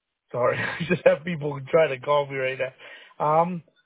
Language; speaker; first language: English; early bilingual, other home language; Spanish